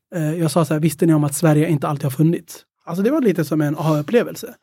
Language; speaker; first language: Swedish; early bilingual, other home language; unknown